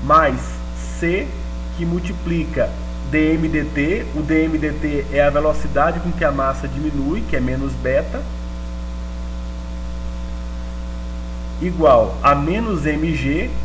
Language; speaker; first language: Portuguese; native; Portuguese